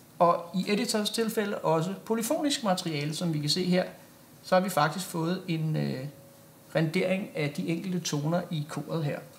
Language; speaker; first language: Danish; native; Danish